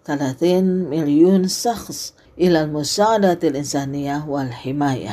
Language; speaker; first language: Arabic; non-native, fluent; Indonesian